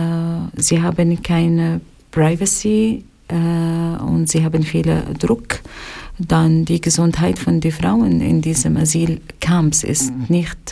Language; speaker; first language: German; non-native, learner; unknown